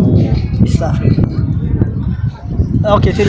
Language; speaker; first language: English; non-native, learner; Tigrinya